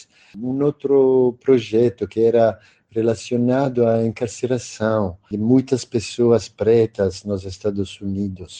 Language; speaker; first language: Portuguese; non-native, fluent; Italian